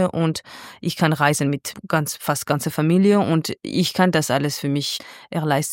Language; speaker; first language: German; non-native, fluent; Georgian